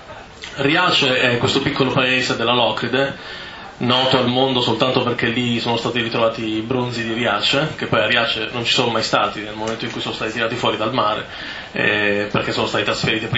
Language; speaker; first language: Italian; native; Italian